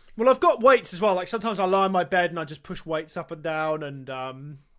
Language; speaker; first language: English; native; English